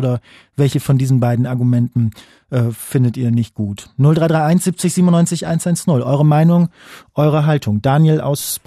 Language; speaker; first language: German; native; German